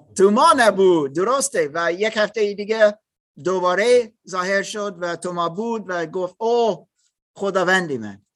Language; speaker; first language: Persian; non-native, learner; German